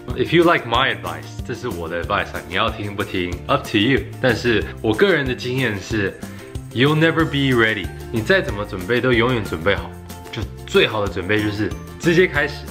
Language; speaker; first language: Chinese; early bilingual, heritage; Chinese